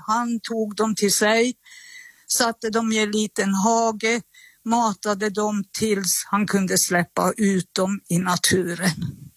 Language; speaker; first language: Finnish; early bilingual, heritage; Finnish